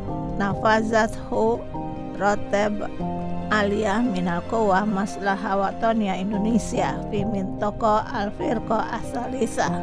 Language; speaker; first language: Arabic; non-native, learner; Indonesian